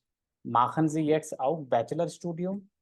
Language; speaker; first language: German; non-native, fluent; Hindi